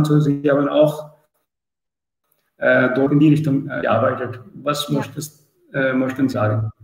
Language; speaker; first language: German; non-native, learner; Urdu